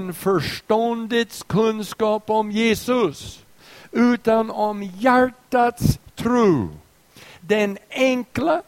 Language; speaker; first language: Swedish; non-native, fluent; English